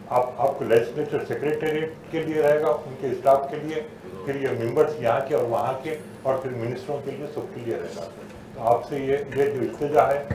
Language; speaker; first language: Hindi; native; Hindi